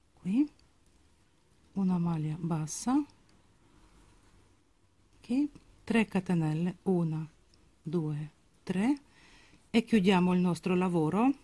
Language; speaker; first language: Italian; non-native, fluent; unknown